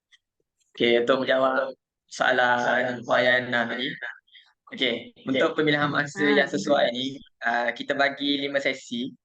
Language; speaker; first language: Malay; native; Malay